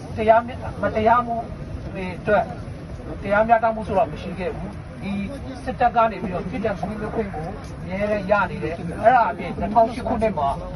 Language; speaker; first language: Burmese; non-native, local second language; Rohingya